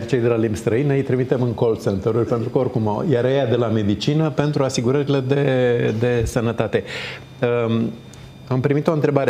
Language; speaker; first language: Romanian; native; Romanian